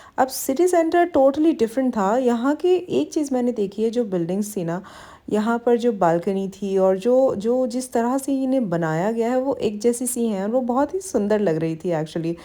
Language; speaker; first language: Hindi; native; Hindi